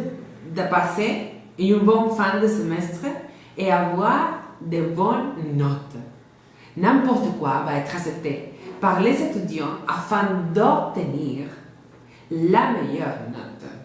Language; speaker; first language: French; non-native, learner; Spanish